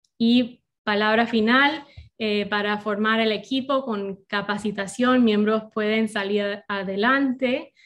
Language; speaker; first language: Spanish; non-native, fluent; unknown